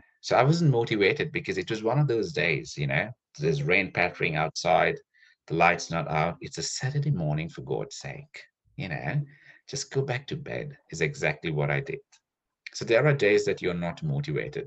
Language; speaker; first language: English; non-native, local second language; Sinhala